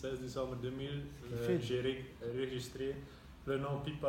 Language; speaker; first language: French; non-native, local second language; Dutch